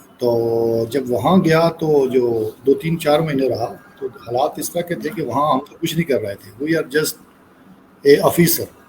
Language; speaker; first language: Urdu; non-native, local second language; Punjabi